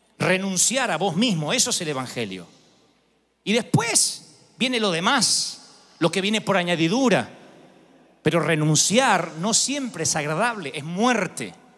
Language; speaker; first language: Spanish; native; Spanish